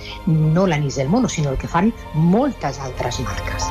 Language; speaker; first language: Catalan; native; Catalan